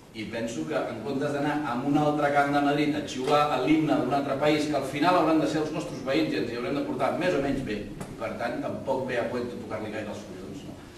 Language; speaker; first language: Catalan; native; Catalan